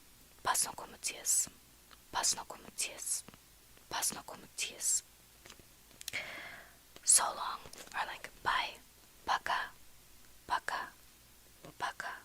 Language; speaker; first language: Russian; non-native, learner; English